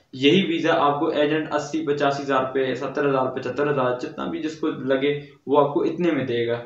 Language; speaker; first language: Urdu; non-native, local second language; Punjabi